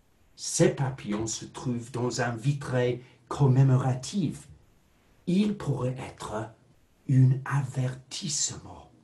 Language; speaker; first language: French; non-native, fluent; English